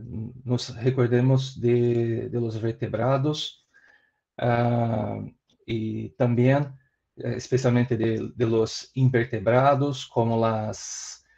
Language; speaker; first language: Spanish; non-native, learner; Portuguese